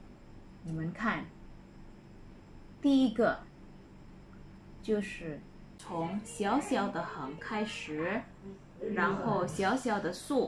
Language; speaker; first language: Chinese; non-native, fluent; Indonesian